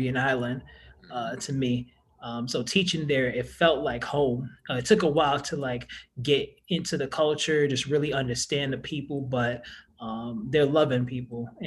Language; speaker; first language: English; native; English